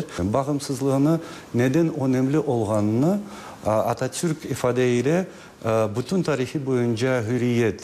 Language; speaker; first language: Turkish; non-native, fluent; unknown